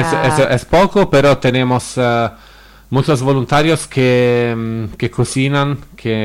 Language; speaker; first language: Spanish; non-native, learner; Italian